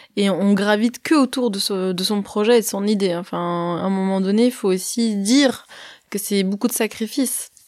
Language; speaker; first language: French; early bilingual, other home language; Arabic